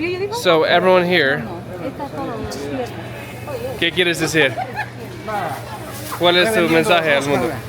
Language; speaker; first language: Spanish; non-native, learner; English